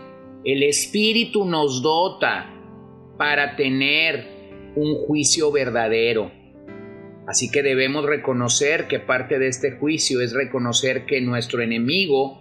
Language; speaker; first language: Spanish; native; Spanish